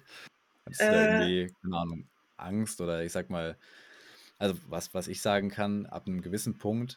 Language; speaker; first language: German; native; German